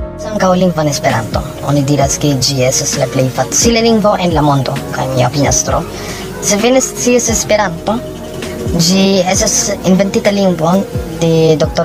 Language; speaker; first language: Dutch; non-native, learner; Filipino